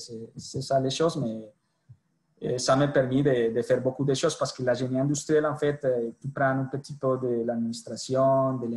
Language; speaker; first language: French; non-native, fluent; Spanish